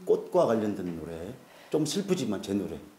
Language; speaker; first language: Korean; native; Korean